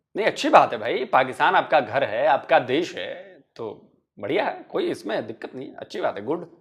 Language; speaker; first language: Hindi; native; Hindi